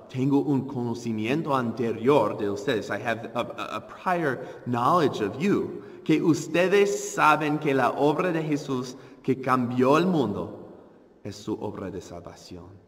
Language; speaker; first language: Spanish; non-native, fluent; English